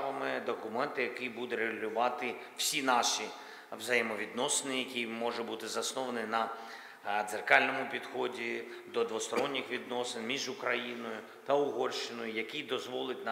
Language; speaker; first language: Ukrainian; non-native, local second language; Russian